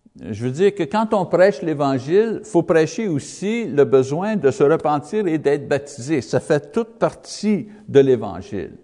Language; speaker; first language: French; non-native, learner; English